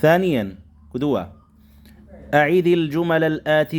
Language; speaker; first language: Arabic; non-native, fluent; Indonesian